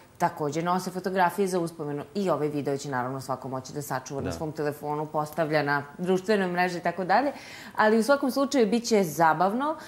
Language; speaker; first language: Serbian; native; Serbian